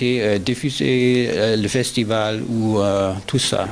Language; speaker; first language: French; non-native, learner; German